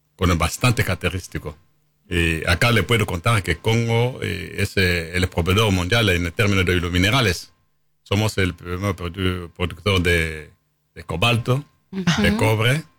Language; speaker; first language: Spanish; non-native, fluent; Lingala